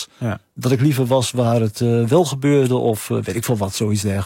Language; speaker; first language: Dutch; native; Dutch